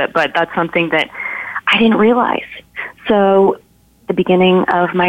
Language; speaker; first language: English; native; English